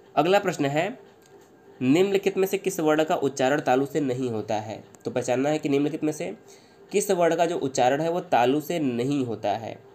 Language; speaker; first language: Hindi; native; Hindi